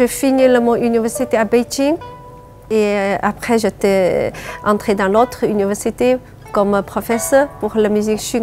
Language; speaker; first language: French; non-native, learner; Chinese